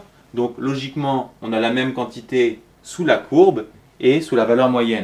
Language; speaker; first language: French; native; French